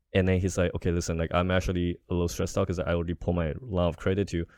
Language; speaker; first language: English; non-native, fluent; Chinese